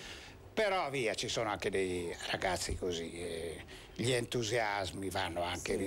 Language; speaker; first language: Italian; native; Italian